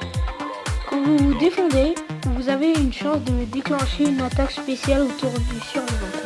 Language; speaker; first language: French; native; French